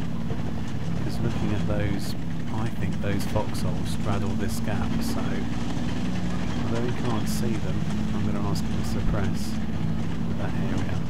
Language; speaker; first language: English; native; English